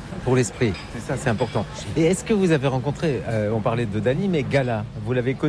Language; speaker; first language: French; native; French